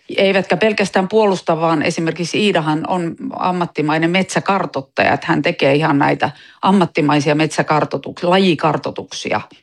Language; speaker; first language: Finnish; native; Finnish